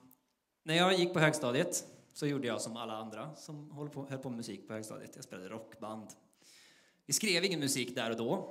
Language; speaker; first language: Swedish; native; Swedish